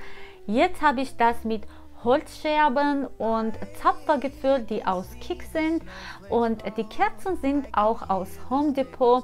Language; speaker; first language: German; non-native, fluent; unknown